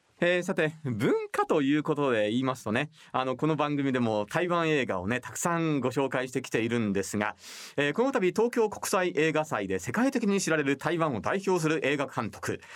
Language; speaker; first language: Japanese; native; Japanese